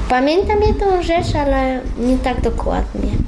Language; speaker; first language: Polish; early bilingual, heritage; Polish